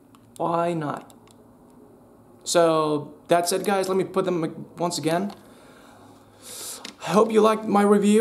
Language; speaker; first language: English; non-native, fluent; Spanish